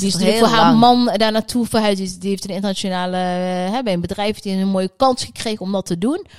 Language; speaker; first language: Dutch; early bilingual, other home language; Arabic